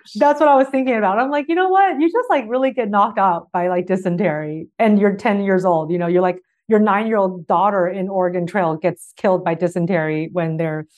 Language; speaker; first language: English; early bilingual, other home language; Chinese